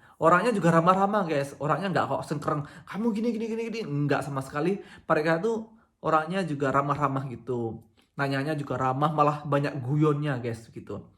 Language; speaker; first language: Indonesian; native; Indonesian